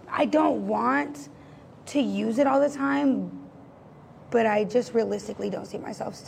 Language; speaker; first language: English; native; English